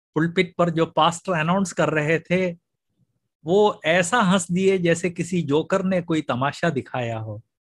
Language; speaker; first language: Hindi; non-native, local second language; Malayalam